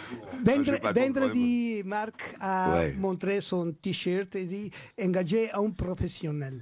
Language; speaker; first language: French; non-native, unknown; Spanish